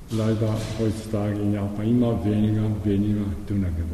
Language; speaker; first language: German; non-native, learner; Japanese